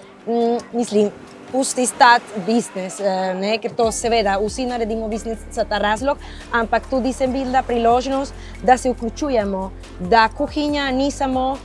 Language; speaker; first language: Slovenian; non-native, fluent; Spanish